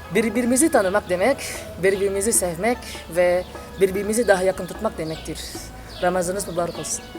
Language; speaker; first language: Turkish; non-native, fluent; Indonesian